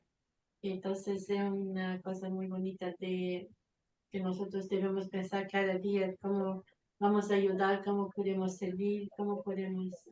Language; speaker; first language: Spanish; non-native, fluent; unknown